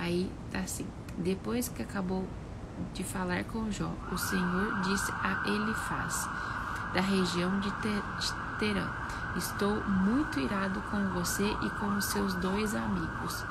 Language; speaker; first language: Portuguese; native; Portuguese